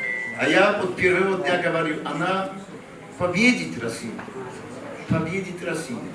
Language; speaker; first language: Russian; non-native, learner; Polish